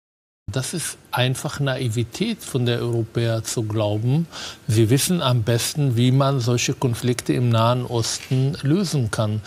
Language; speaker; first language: German; non-native, fluent; Arabic